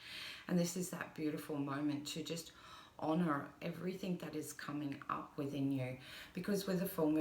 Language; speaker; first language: English; native; English